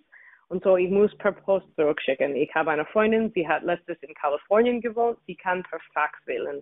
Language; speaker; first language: German; non-native, fluent; English